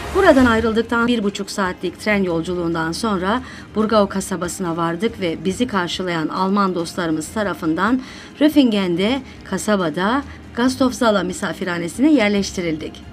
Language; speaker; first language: Turkish; native; Turkish